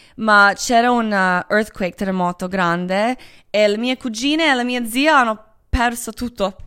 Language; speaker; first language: Italian; non-native, fluent; Croatian